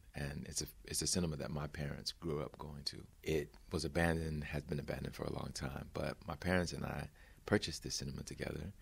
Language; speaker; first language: English; native; English